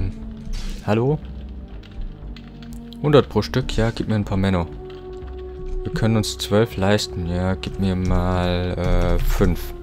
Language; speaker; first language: German; native; German